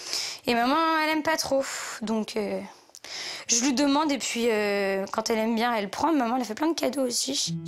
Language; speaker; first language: French; native; French